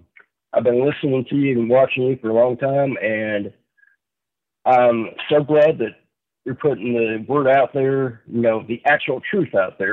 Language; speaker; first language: English; native; English